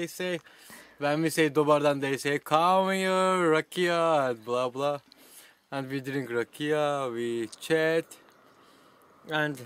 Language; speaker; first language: English; non-native, learner; Turkish